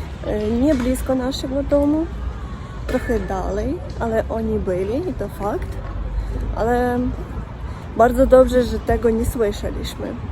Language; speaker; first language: Polish; non-native, learner; Russian